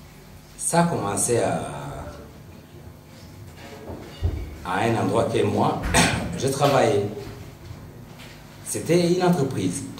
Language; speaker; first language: French; non-native, local second language; Rundi